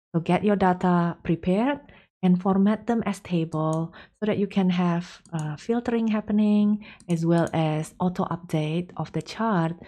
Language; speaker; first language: English; non-native, fluent; Indonesian